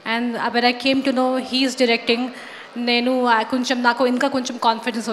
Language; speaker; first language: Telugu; non-native, fluent; Hindi